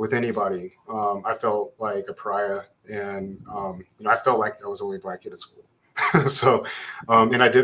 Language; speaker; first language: English; native; English